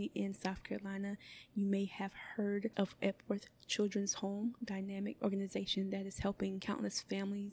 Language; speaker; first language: English; native; English